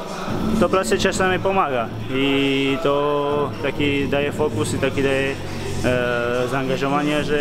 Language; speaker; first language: Polish; non-native, learner; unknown